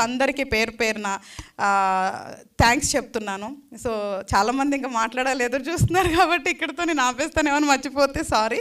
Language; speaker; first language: Telugu; native; Telugu